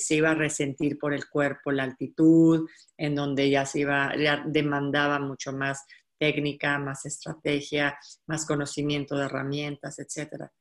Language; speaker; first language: Spanish; native; Spanish